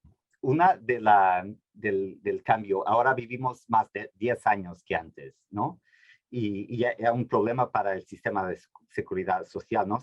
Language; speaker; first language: Spanish; non-native, fluent; Portuguese